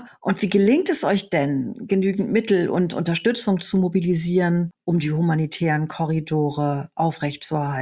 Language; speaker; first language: German; native; German